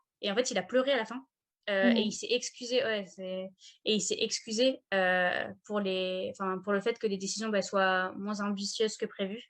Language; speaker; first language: French; native; French